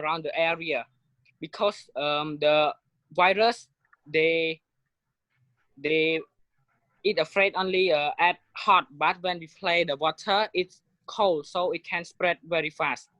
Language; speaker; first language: English; non-native, learner; Khmer